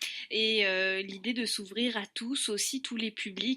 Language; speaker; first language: French; native; French